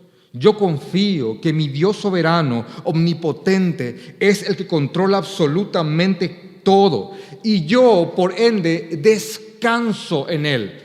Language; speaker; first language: Spanish; native; Spanish